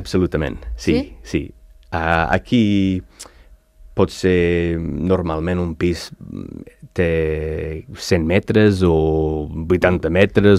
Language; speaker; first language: Catalan; non-native, learner; English